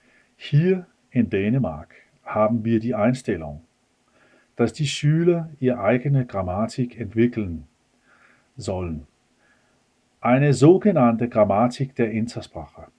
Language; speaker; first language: German; non-native, fluent; Danish